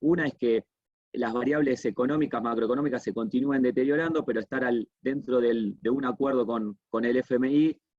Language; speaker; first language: Spanish; native; Spanish